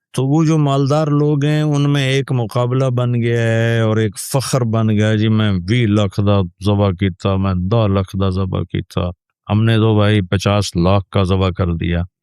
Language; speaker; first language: Urdu; non-native, local second language; Punjabi